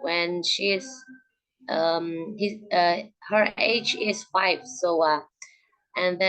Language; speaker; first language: English; non-native, learner; Indonesian